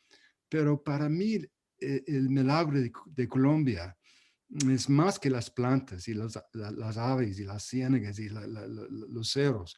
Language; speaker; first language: Spanish; non-native, fluent; English